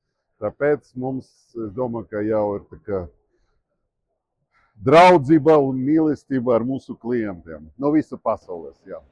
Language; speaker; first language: Latvian; non-native, local second language; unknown